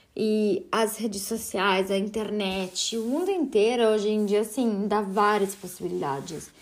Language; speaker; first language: Portuguese; early bilingual, heritage; Portuguese